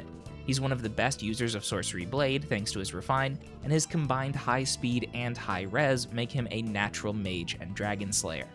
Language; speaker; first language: English; native; English